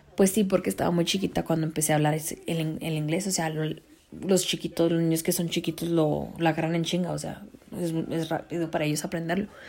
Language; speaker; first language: Spanish; early bilingual, heritage; Spanish